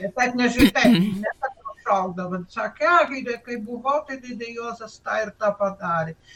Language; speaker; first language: Lithuanian; early bilingual, heritage; Lithuanian